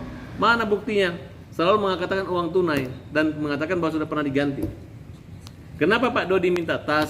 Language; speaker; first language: Indonesian; native; Indonesian